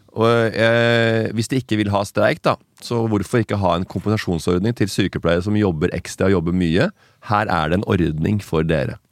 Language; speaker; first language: Norwegian; native; Norwegian